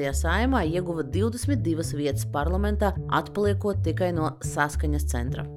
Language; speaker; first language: Latvian; native; Latvian